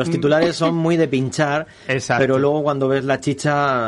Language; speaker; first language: Spanish; native; Spanish